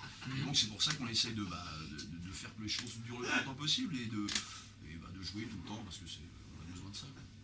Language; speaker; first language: French; native; French